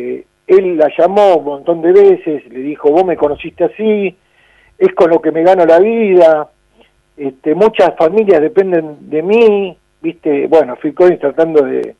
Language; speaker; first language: Spanish; native; Spanish